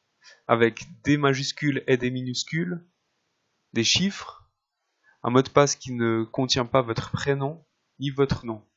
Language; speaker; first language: French; native; French